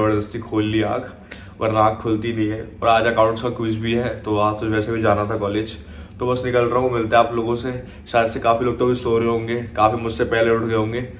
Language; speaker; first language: Hindi; native; Hindi